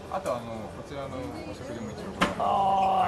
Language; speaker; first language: Japanese; native; Japanese